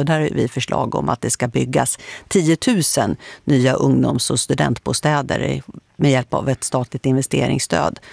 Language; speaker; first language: Swedish; native; Swedish